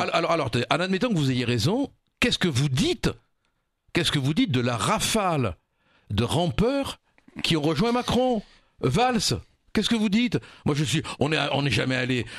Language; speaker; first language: French; native; French